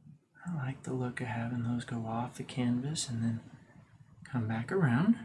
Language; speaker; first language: English; native; English